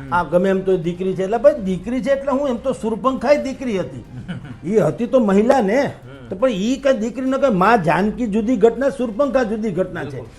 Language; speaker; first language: Gujarati; native; Gujarati